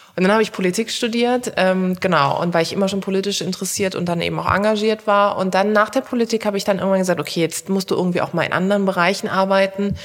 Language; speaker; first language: German; early bilingual, other home language; Turkish